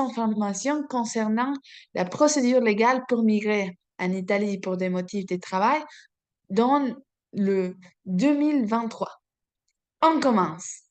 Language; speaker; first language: French; non-native, fluent; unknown